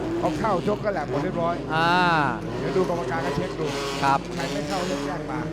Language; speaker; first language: Thai; native; Thai